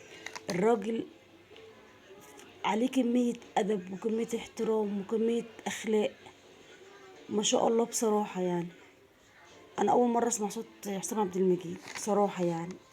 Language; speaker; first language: Arabic; native; Arabic